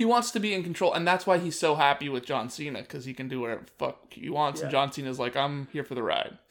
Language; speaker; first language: English; native; English